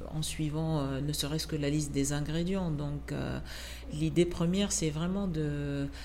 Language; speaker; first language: French; non-native, local second language; Arabic